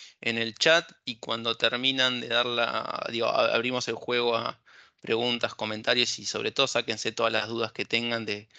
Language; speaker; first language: Spanish; native; Spanish